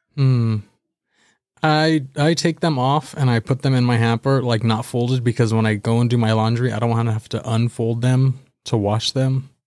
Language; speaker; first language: English; native; English